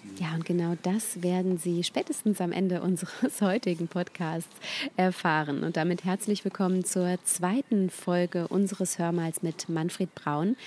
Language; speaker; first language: German; native; German